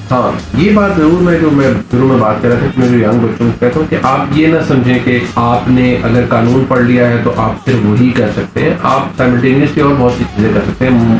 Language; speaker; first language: Urdu; native; Urdu